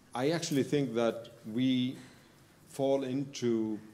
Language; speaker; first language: English; non-native, fluent; Icelandic